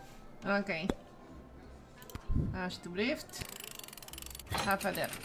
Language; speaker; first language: Dutch; non-native, learner; Polish